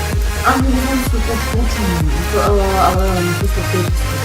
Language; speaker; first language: Bulgarian; native; Bulgarian